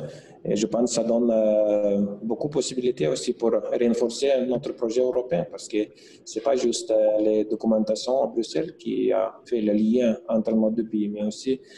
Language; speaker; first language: French; non-native, fluent; Lithuanian